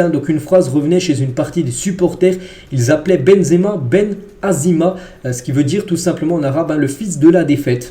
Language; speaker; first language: French; native; French